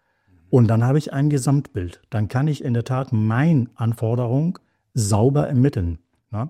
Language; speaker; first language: German; native; German